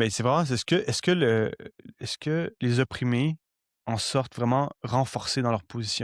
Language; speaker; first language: French; native; French